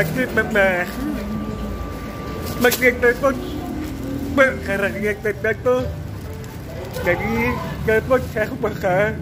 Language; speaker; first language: Indonesian; non-native, learner; Vietnamese